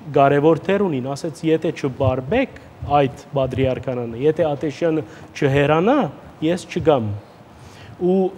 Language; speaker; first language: Armenian; early bilingual, heritage; Armenian